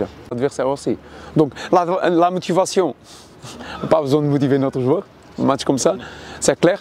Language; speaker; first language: French; non-native, fluent; Portuguese